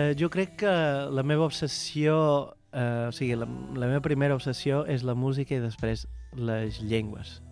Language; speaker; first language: Catalan; non-native, fluent; Portuguese